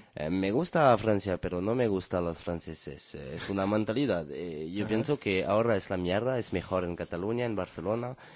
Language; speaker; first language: Spanish; non-native, learner; French